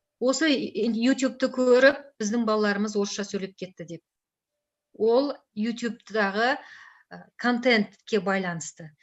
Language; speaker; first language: Kazakh; native; Kazakh